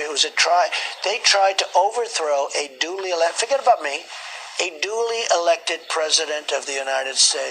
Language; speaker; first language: English; native; English